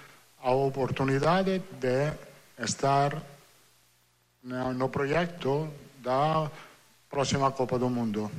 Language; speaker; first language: Portuguese; non-native, learner; Italian